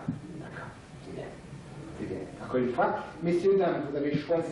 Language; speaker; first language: French; native; French